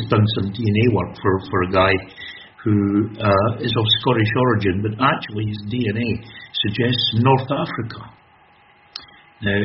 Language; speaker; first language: English; native; English